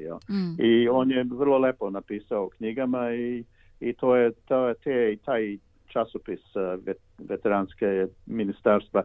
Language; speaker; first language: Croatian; early bilingual, heritage; Croatian